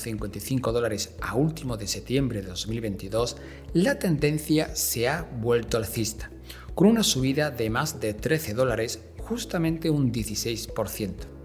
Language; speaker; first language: Spanish; native; Spanish